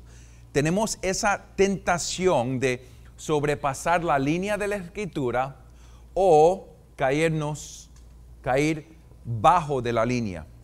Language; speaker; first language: Spanish; non-native, fluent; English